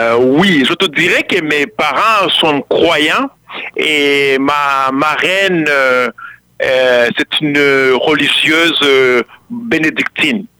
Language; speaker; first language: French; non-native, local second language; Kinyarwanda